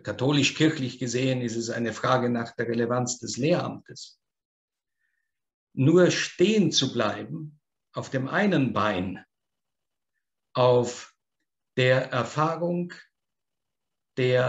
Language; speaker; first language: German; native; German